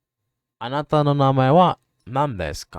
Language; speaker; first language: Japanese; non-native, learner; English